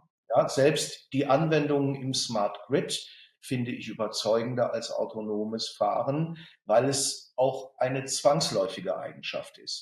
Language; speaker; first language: German; native; German